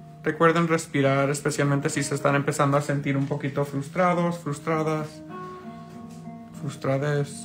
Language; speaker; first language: Spanish; early bilingual, heritage; Spanish